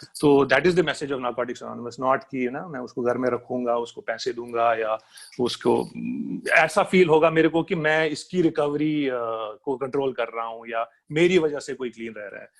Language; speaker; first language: Hindi; non-native, local second language; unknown